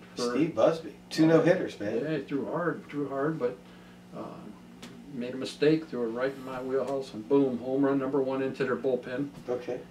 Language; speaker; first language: English; native; English